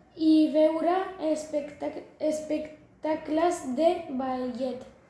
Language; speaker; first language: Catalan; early bilingual, other home language; Arabic